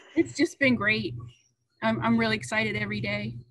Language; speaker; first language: English; native; English